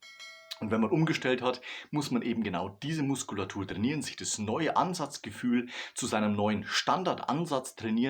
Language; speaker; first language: German; native; German